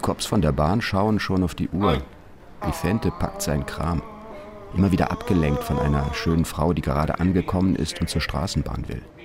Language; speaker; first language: German; native; German